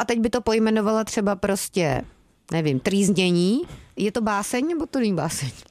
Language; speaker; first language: Czech; native; Czech